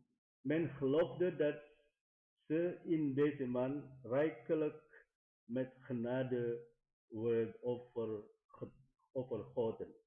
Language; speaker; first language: Dutch; non-native, fluent; Indonesian